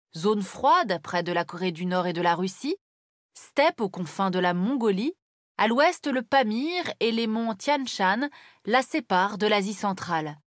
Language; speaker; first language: French; native; French